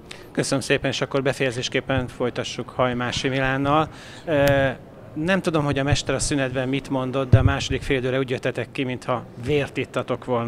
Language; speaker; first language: Hungarian; native; Hungarian